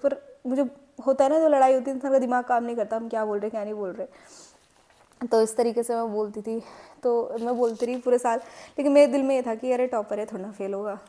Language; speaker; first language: Hindi; native; Hindi